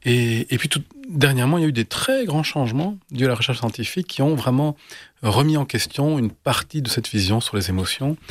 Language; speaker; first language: French; native; French